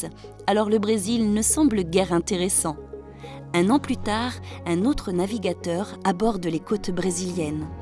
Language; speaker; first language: French; native; French